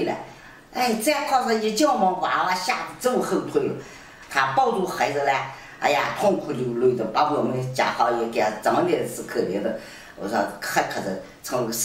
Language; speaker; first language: Chinese; native; Chinese